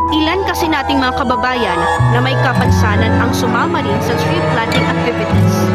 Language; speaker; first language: Filipino; native; Filipino